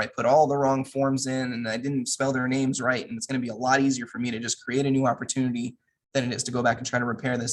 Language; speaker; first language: English; native; English